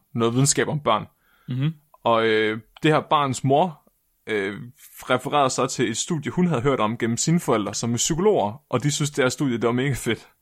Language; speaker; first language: Danish; native; Danish